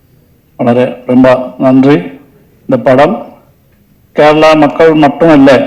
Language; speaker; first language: Tamil; non-native, learner; Malayalam